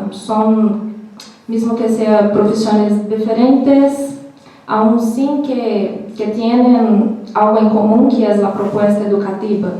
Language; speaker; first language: Spanish; non-native, learner; Portuguese